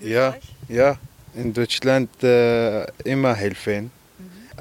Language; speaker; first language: German; non-native, learner; Arabic